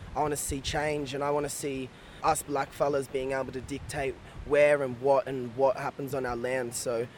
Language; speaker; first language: English; native; English